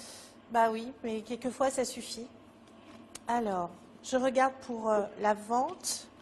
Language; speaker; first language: French; native; French